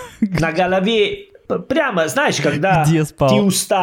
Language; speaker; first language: Russian; non-native, fluent; Italian